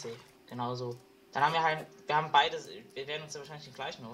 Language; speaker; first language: German; native; German